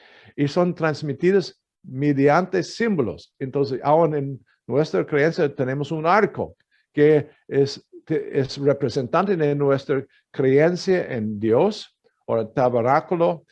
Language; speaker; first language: Spanish; non-native, fluent; English